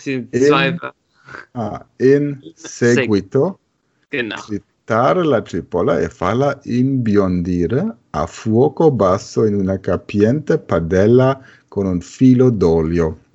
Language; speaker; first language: Italian; non-native, fluent; German